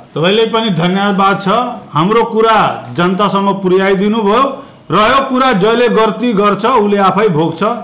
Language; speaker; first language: Nepali; non-native, local second language; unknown